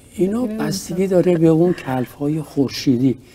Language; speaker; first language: Persian; native; Persian